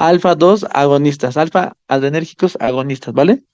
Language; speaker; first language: Spanish; native; Spanish